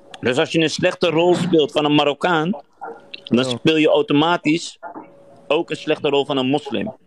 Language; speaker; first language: Dutch; early bilingual, other home language; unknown